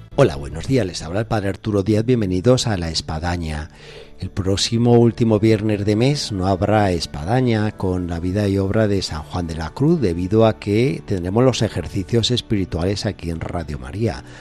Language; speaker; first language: Spanish; native; Spanish